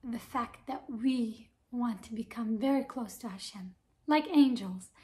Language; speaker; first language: English; non-native, fluent; Hebrew